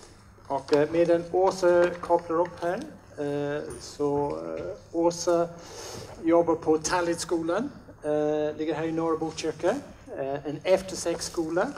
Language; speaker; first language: Swedish; non-native, fluent; English